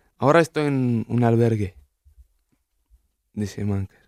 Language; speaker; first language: Spanish; non-native, learner; Arabic